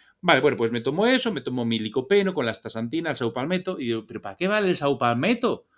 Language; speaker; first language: Spanish; native; Spanish